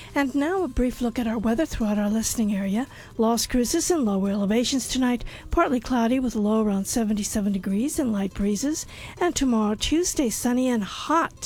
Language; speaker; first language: English; native; English